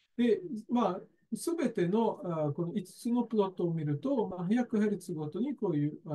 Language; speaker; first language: Japanese; native; Japanese